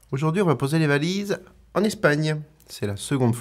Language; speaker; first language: French; native; French